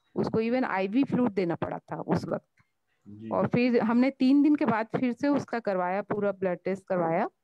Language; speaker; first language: Hindi; native; Hindi